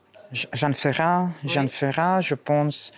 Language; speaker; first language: French; non-native, learner; Russian